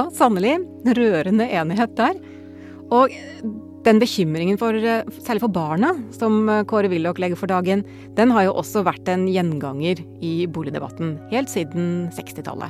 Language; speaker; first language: Norwegian; native; Norwegian